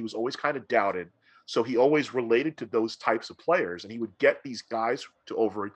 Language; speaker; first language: English; native; English